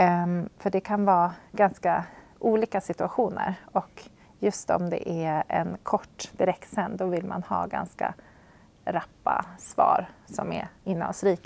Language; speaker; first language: Swedish; native; Swedish